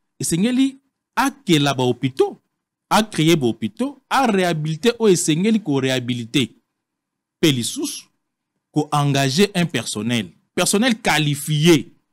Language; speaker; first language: French; non-native, local second language; Lingala